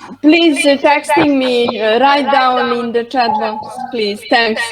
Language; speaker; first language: English; non-native, learner; Hungarian